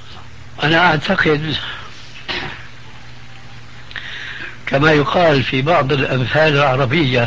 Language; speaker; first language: Arabic; native; Arabic